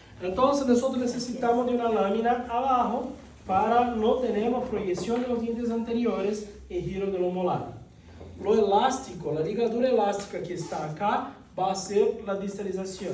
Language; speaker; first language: Spanish; non-native, fluent; Portuguese